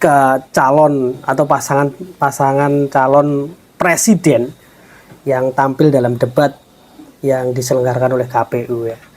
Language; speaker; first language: Indonesian; non-native, local second language; Javanese